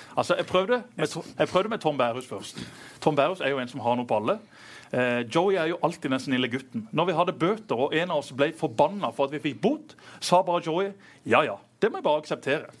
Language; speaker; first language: Norwegian; native; Norwegian